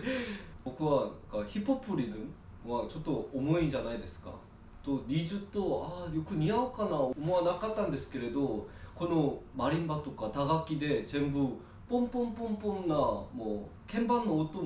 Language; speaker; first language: Japanese; non-native, learner; Korean